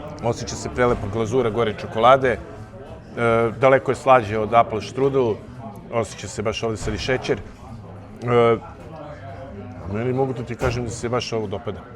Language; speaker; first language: Serbian; native; Serbian